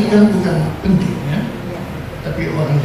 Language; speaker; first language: Indonesian; non-native, learner; Dutch